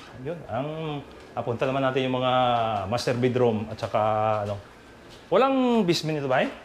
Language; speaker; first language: Filipino; non-native, local second language; Cebuano